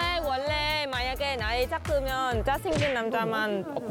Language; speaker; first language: Korean; non-native, learner; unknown